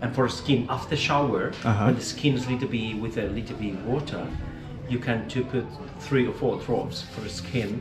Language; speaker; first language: English; non-native, learner; Spanish